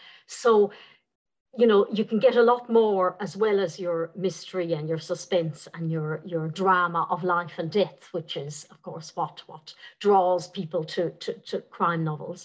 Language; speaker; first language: English; non-native, local second language; Irish